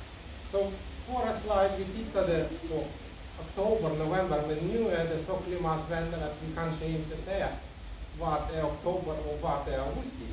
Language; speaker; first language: Swedish; non-native, learner; Russian